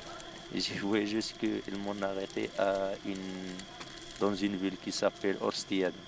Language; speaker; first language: French; non-native, local second language; Arabic